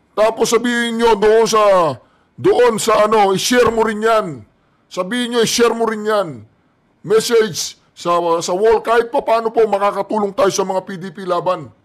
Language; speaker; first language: Filipino; native; Filipino